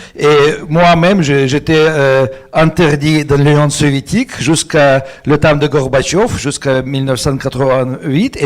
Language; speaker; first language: French; non-native, fluent; Russian